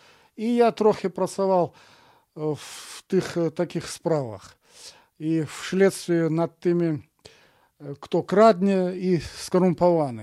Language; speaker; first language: Polish; non-native, fluent; Russian